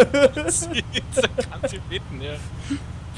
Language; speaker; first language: German; native; German